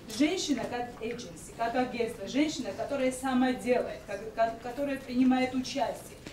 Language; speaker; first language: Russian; non-native, local second language; Georgian